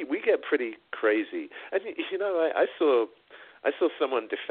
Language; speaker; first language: English; native; English